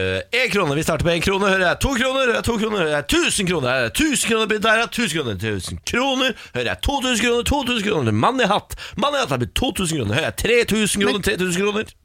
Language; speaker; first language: Norwegian; native; Norwegian